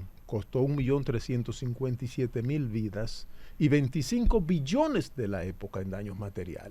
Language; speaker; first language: Spanish; native; Spanish